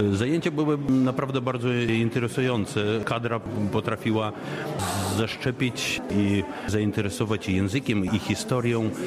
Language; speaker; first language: Polish; early bilingual, heritage; Polish